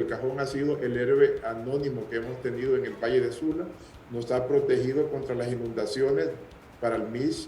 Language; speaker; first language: Spanish; native; Spanish